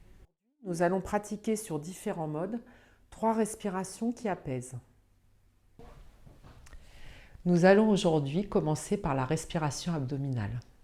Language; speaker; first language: French; native; French